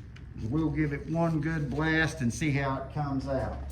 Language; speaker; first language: English; native; English